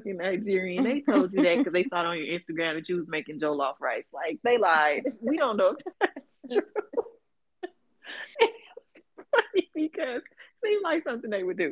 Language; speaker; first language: English; native; English